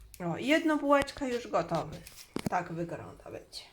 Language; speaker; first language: Polish; non-native, learner; Chinese